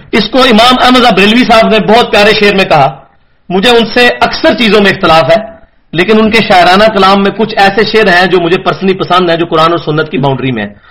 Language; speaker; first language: Urdu; non-native, local second language; Punjabi